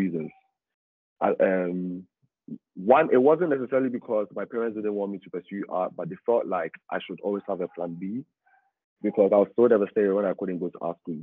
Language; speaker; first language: English; non-native, local second language; Akan